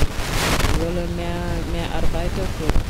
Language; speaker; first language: German; non-native, learner; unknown